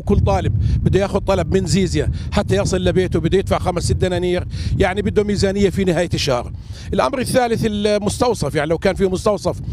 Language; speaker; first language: Arabic; native; Arabic